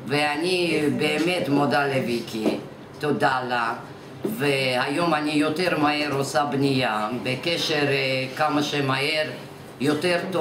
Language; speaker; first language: Hebrew; non-native, fluent; Russian